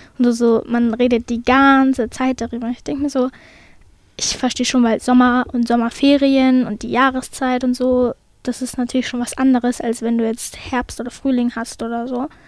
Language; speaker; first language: German; early bilingual, other home language; Persian